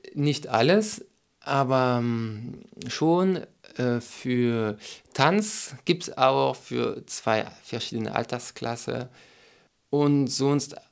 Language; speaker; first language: German; non-native, fluent; French